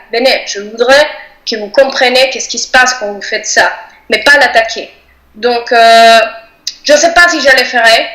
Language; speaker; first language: French; non-native, fluent; Spanish